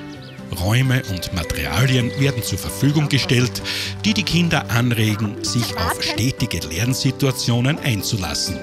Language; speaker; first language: German; native; German